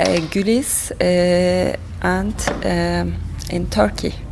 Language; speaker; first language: English; non-native, learner; Turkish